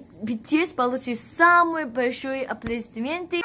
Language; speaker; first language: Russian; non-native, fluent; Korean